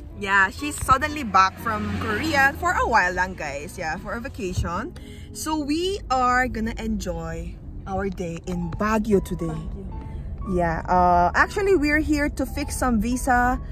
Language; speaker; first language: English; early bilingual, other home language; Korean